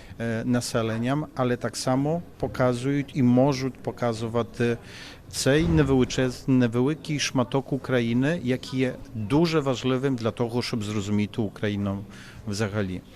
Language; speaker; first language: Ukrainian; non-native, fluent; Polish